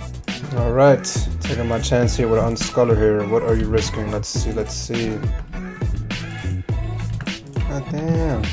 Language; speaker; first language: English; native; English